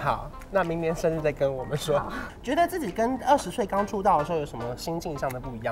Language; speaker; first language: Chinese; native; Chinese